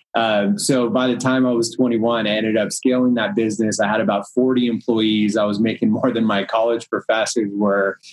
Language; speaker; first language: English; early bilingual, other home language; Hindi